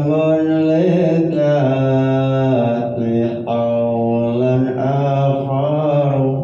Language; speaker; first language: Arabic; non-native, fluent; Javanese